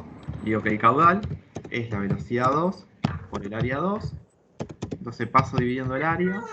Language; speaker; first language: Spanish; native; Spanish